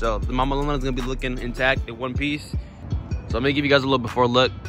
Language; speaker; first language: English; native; English